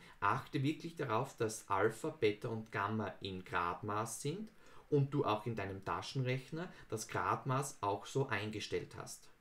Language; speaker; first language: German; native; German